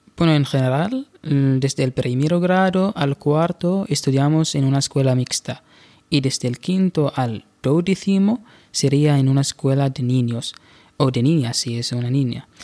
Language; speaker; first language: Spanish; non-native, fluent; Arabic